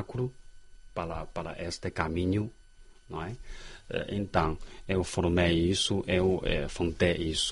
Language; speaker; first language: Portuguese; non-native, fluent; Chinese